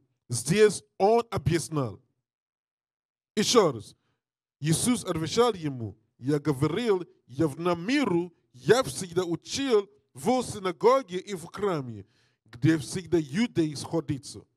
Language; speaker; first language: Russian; non-native, learner; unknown